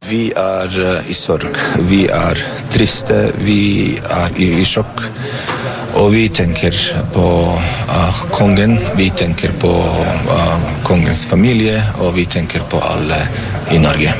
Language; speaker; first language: Norwegian; non-native, fluent; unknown